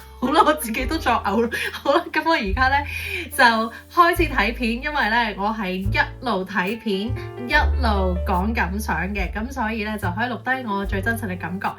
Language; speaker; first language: Cantonese; early bilingual, heritage; Cantonese